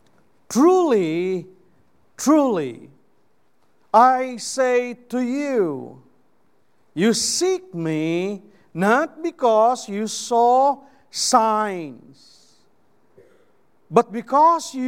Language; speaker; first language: English; non-native, local second language; Cebuano